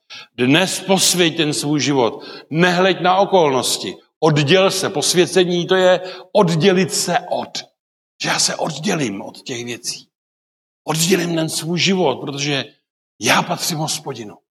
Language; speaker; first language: Czech; non-native, local second language; Polish